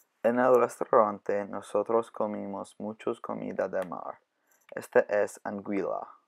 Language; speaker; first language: Spanish; non-native, learner; English